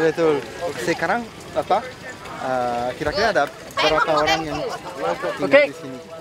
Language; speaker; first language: Indonesian; non-native, learner; French